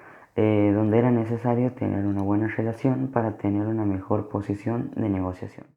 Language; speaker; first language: Spanish; native; Spanish